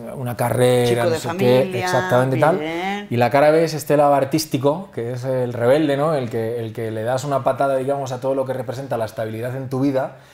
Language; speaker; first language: Spanish; native; Spanish